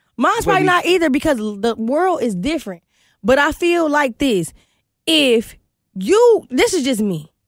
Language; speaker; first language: English; native; English